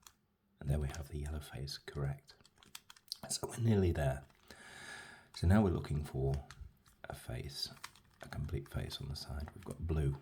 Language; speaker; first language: English; native; English